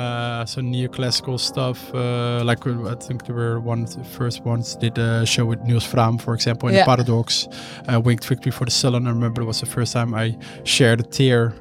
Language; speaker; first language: English; non-native, fluent; Dutch